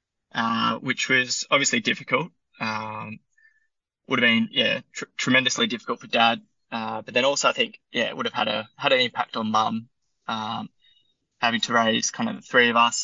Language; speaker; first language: English; native; English